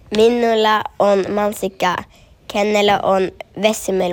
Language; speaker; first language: Finnish; early bilingual, heritage; Finnish